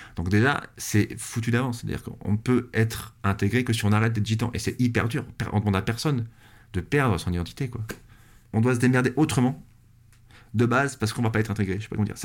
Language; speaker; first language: French; native; French